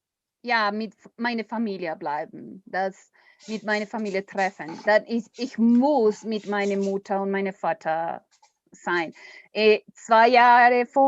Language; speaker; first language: German; non-native, learner; Spanish